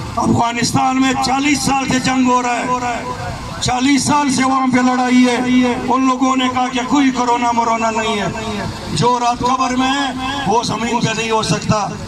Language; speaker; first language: Urdu; non-native, local second language; Pashto